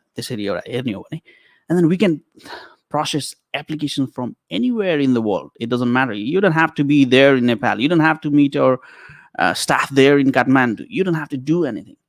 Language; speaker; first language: English; non-native, local second language; Nepali